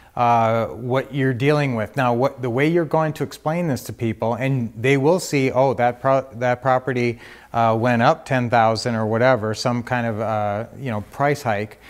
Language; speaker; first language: English; native; English